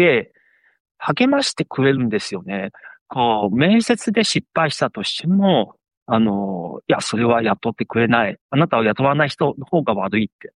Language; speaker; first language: Japanese; non-native, fluent; Chinese